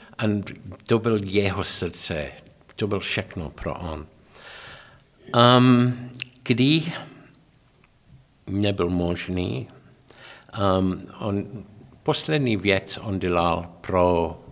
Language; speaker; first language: Czech; non-native, learner; English